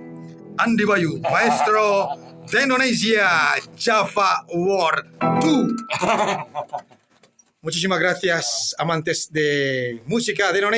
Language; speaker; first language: Spanish; non-native, fluent; Indonesian